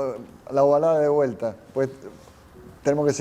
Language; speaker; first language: Spanish; native; Spanish